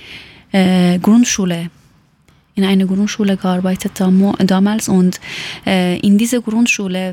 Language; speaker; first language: German; non-native, learner; Persian